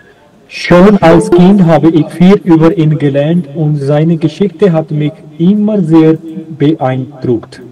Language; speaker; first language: German; non-native, learner; Punjabi